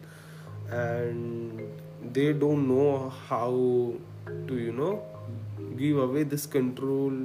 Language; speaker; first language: English; non-native, local second language; Hindi